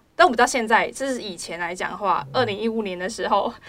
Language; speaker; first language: Chinese; non-native, local second language; Cantonese